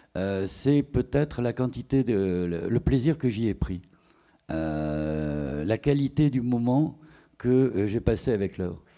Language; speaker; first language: French; native; French